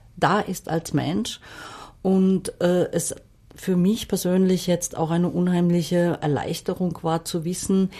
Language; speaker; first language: German; non-native, fluent; Arabic